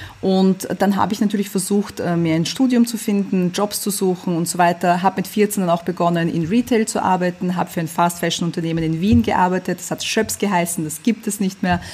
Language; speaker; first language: German; early bilingual, other home language; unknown